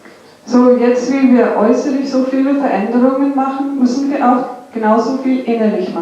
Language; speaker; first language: German; non-native, fluent; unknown